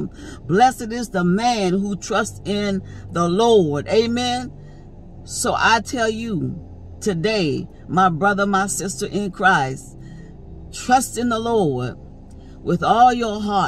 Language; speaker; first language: English; native; English